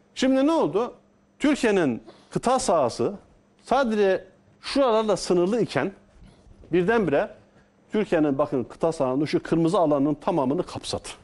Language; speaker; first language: Turkish; native; Turkish